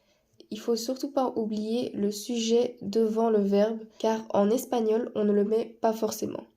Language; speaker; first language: French; non-native, fluent; Spanish